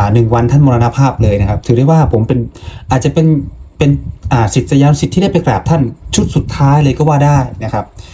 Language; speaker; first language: Thai; non-native, local second language; Lao